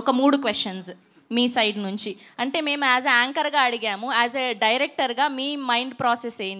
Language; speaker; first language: Telugu; native; Telugu